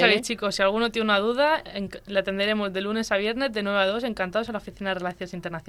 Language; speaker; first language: Spanish; native; Spanish